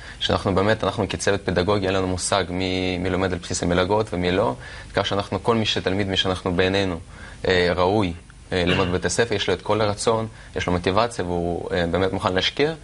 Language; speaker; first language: Hebrew; non-native, fluent; Russian